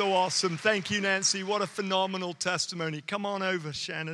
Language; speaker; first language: English; native; English